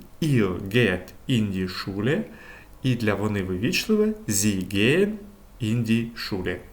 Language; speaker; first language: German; non-native, fluent; Ukrainian